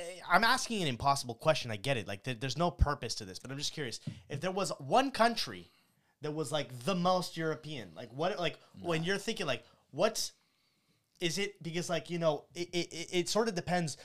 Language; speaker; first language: English; native; English